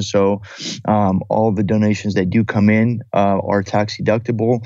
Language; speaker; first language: English; early bilingual, other home language; Russian